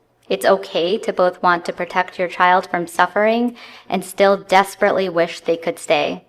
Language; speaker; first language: English; native; English